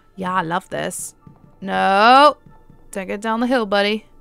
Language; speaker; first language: English; native; English